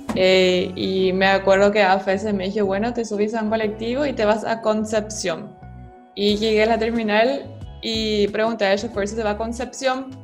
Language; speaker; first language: Spanish; non-native, fluent; German